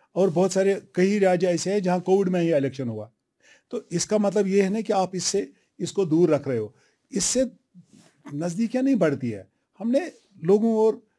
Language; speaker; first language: Hindi; non-native, local second language; Kashmiri